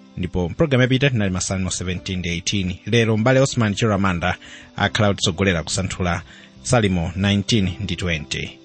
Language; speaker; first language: Nyanja; native; Nyanja